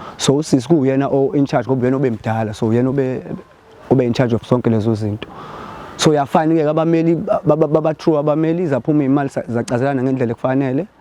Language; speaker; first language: Zulu; non-native, local second language; Xhosa